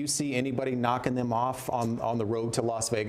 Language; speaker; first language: English; native; English